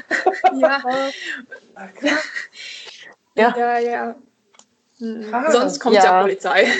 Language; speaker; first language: German; non-native, learner; Italian